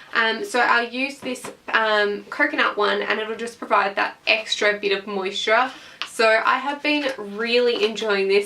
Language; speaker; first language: English; native; English